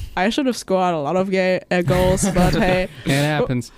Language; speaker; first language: English; non-native, fluent; German